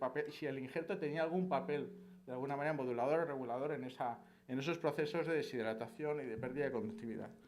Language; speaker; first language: Spanish; native; Spanish